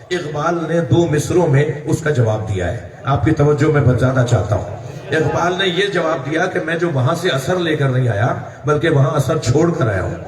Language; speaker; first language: Urdu; native; Urdu